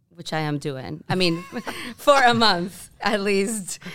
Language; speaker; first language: English; non-native, fluent; Spanish